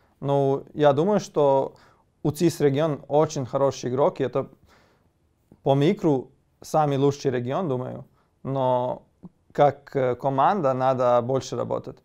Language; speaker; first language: Russian; non-native, learner; Serbian